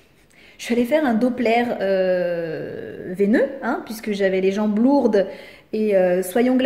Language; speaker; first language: French; native; French